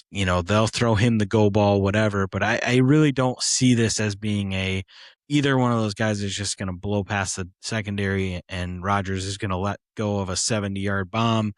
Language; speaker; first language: English; native; English